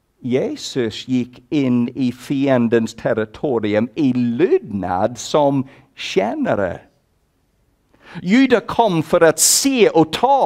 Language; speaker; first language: Swedish; non-native, fluent; English